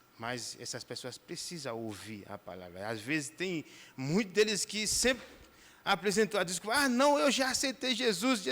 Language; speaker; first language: Portuguese; non-native, fluent; Haitian Creole